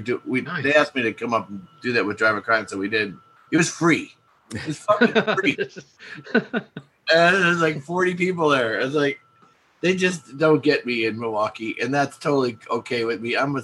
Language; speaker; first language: English; native; English